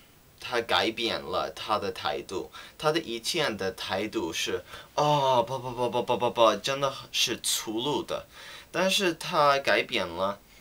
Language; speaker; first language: Chinese; non-native, learner; English